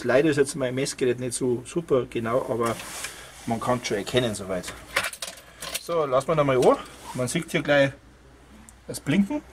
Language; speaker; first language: German; native; German